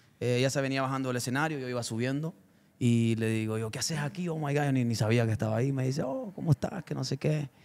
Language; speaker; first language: Spanish; native; Spanish